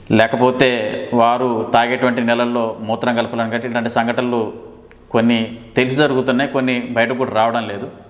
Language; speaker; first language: Telugu; native; Telugu